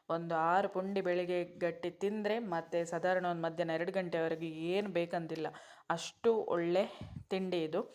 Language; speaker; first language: Kannada; non-native, local second language; Konkani